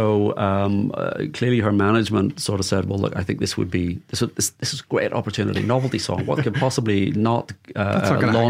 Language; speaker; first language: English; native; English